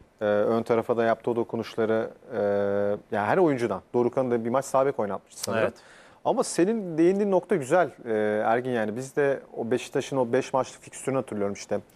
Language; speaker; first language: Turkish; native; Turkish